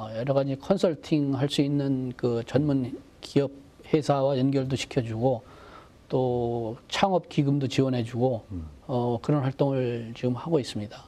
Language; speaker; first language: Korean; native; Korean